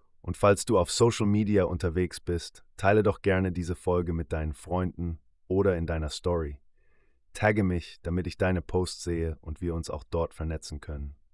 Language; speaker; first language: German; native; German